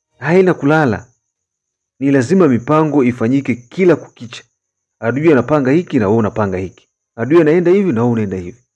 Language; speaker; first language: Swahili; native; Swahili